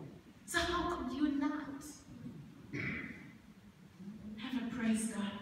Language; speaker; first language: English; native; English